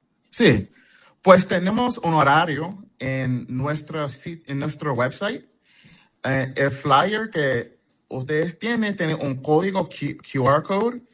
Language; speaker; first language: Spanish; non-native, fluent; English